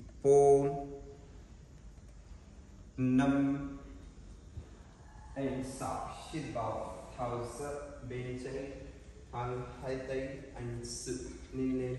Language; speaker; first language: Vietnamese; non-native, learner; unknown